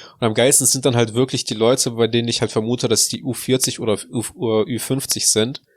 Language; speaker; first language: German; early bilingual, other home language; Russian